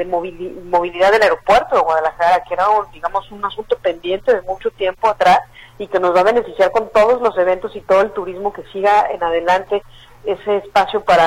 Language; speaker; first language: Spanish; native; Spanish